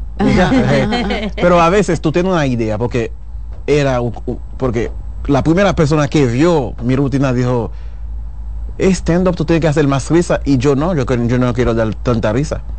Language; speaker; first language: Spanish; non-native, fluent; Haitian Creole